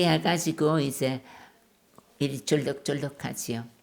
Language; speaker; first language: Korean; non-native, learner; German